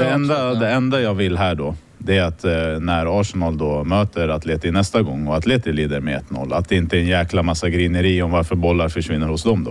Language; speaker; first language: Swedish; native; Swedish